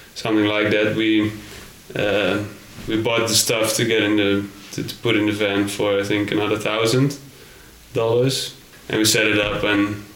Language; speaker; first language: English; non-native, fluent; Dutch